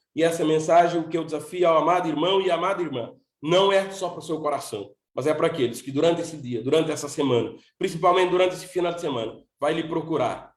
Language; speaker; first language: Portuguese; non-native, local second language; Kabuverdianu